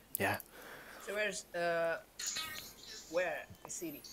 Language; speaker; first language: English; non-native, learner; Indonesian